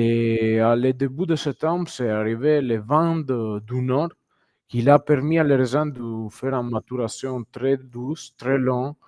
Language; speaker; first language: French; non-native, fluent; Italian